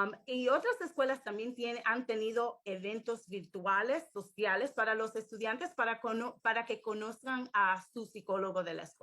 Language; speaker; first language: Spanish; early bilingual, heritage; English